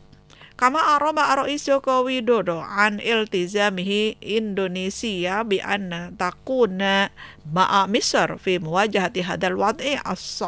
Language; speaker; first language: Arabic; non-native, fluent; Indonesian